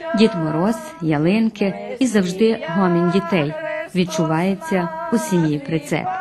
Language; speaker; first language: Ukrainian; early bilingual, heritage; Ukrainian